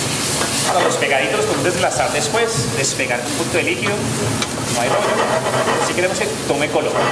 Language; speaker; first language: Spanish; native; Spanish